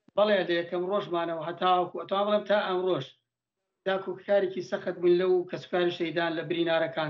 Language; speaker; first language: Central Kurdish; native; Central Kurdish